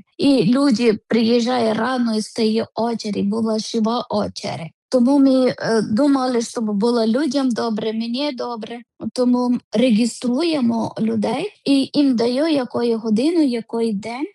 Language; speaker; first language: Ukrainian; non-native, learner; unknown